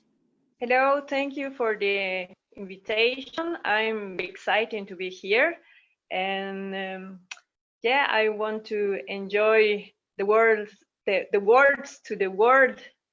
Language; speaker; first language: English; non-native, fluent; Spanish